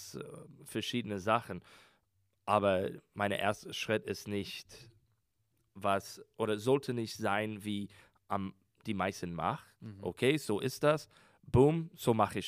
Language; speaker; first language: German; non-native, learner; English